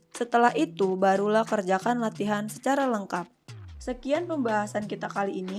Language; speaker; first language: Indonesian; native; Indonesian